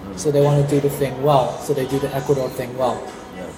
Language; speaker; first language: English; native; English